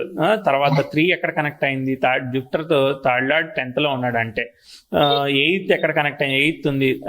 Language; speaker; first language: Telugu; native; Telugu